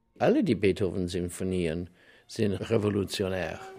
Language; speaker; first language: German; non-native, learner; English